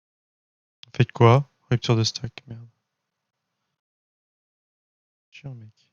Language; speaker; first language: French; native; French